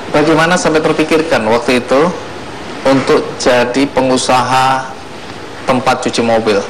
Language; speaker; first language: Indonesian; native; Indonesian